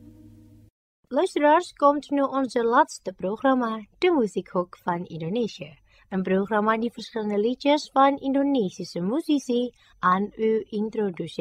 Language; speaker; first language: Dutch; non-native, learner; Indonesian